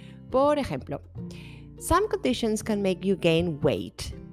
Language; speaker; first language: English; non-native, fluent; Spanish